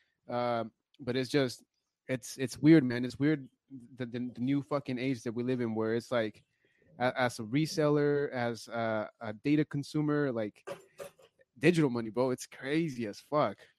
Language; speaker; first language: English; early bilingual, other home language; Spanish